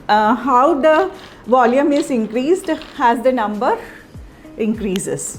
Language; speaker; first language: English; non-native, local second language; Malayalam